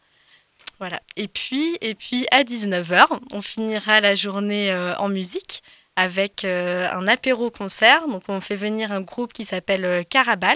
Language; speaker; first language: French; native; French